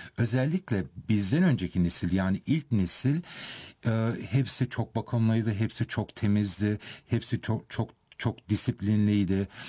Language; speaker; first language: Turkish; early bilingual, heritage; Turkish